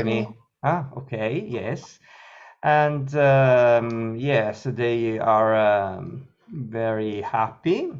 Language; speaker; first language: English; non-native, learner; Italian